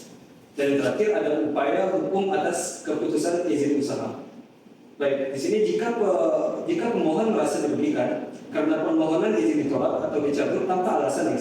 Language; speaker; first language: Indonesian; native; Indonesian